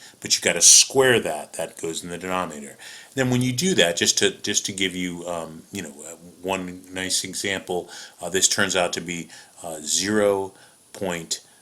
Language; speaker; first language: English; native; English